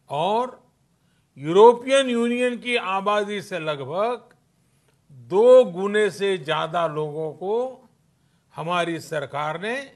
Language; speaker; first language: Hindi; non-native, local second language; Gujarati